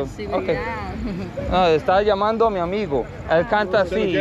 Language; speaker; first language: Spanish; non-native, learner; English